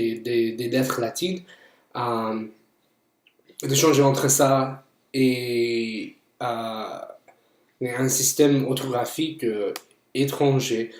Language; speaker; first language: French; non-native, fluent; English